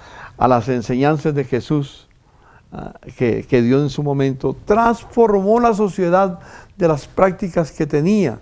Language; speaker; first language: Spanish; native; Spanish